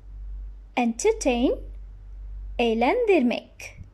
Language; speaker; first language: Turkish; non-native, learner; Bangla